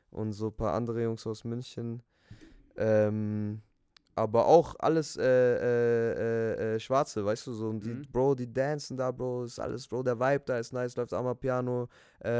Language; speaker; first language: German; early bilingual, other home language; Spanish